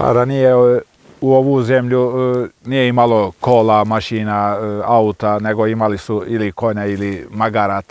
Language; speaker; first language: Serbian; early bilingual, heritage; Turkish